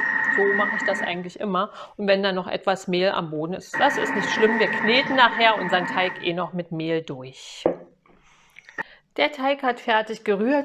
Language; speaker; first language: German; native; German